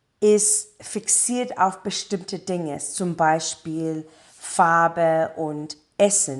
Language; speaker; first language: German; non-native, learner; English